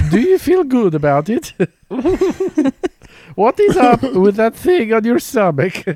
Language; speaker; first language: English; native; English